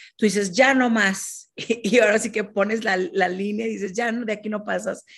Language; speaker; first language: Spanish; native; Spanish